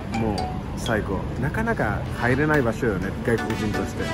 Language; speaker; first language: Japanese; non-native, fluent; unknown